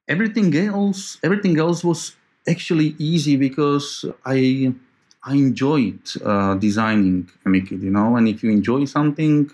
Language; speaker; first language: English; non-native, fluent; Slovak